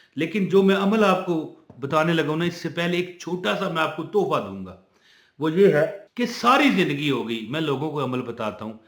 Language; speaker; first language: Urdu; non-native, local second language; Punjabi